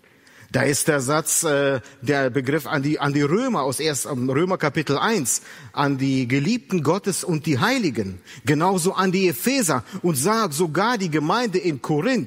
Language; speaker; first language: German; native; German